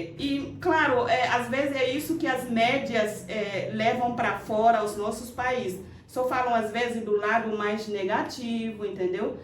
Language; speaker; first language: Portuguese; non-native, fluent; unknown